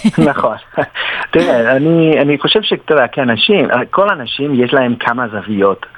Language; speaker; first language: Hebrew; non-native, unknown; Spanish